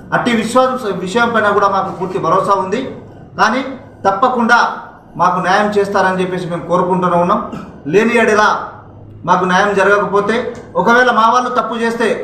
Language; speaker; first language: Telugu; non-native, local second language; Lambadi